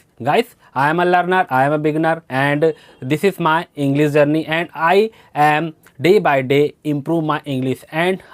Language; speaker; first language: English; non-native, learner; Hindi